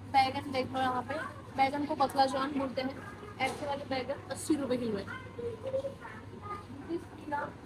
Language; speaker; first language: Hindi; non-native, local second language; Marathi